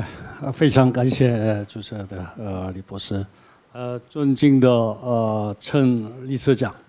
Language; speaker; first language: Chinese; non-native, learner; Korean